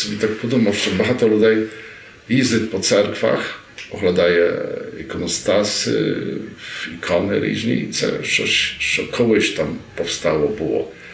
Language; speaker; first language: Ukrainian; early bilingual, heritage; Rusyn